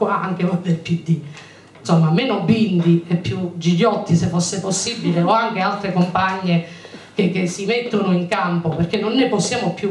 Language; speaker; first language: Italian; native; Italian